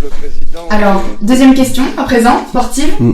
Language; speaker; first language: French; native; French